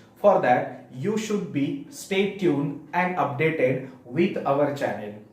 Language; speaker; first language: English; non-native, local second language; Marathi